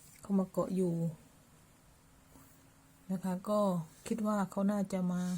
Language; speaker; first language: Thai; native; Thai